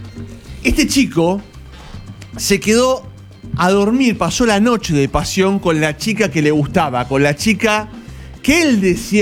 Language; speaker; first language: Spanish; native; Spanish